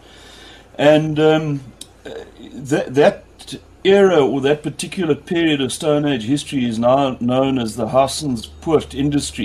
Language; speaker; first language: English; native; English